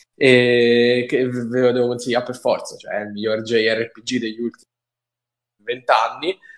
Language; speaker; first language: Italian; native; Italian